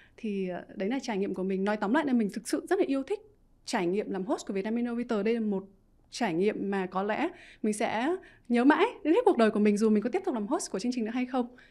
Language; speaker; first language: Vietnamese; native; Vietnamese